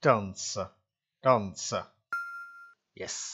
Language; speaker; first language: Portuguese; non-native, learner; Dutch